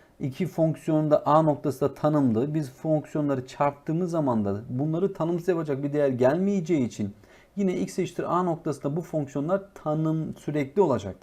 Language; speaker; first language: Turkish; native; Turkish